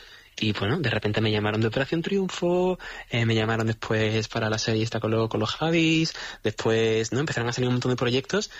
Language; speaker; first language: Spanish; native; Spanish